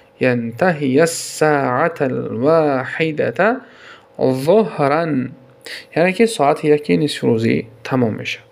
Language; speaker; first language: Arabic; non-native, fluent; Tajik